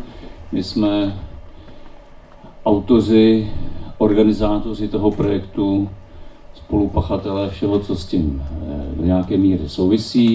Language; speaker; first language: Czech; native; Czech